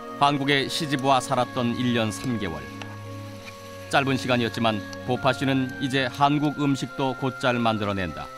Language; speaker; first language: Korean; native; Korean